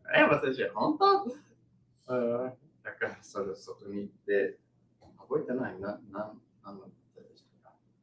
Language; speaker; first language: Japanese; non-native, learner; English